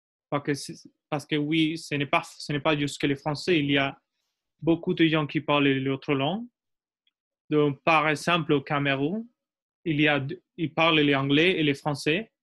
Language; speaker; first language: French; non-native, learner; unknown